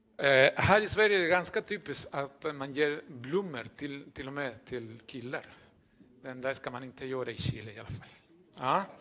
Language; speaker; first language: Swedish; non-native, fluent; Spanish